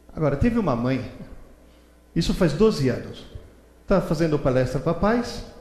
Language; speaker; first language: Portuguese; early bilingual, other home language; Italian